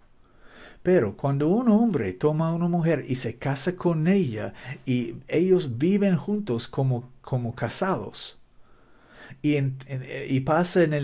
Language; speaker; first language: Spanish; non-native, learner; English